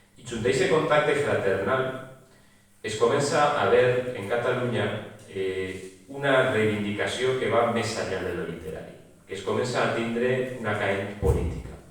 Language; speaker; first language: Catalan; native; Catalan